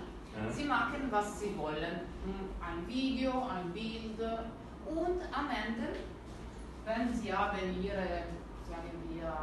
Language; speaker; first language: German; non-native, learner; Italian